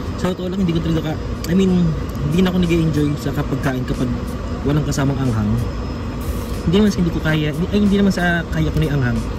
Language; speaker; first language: Filipino; native; Filipino